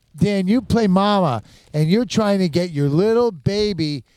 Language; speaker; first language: English; native; English